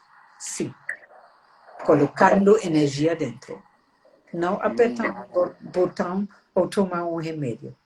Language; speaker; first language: Portuguese; non-native, fluent; German